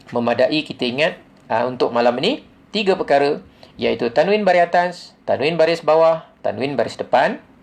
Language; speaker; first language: Malay; native; Malay